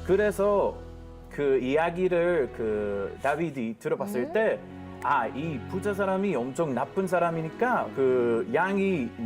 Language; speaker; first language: Korean; non-native, fluent; Hebrew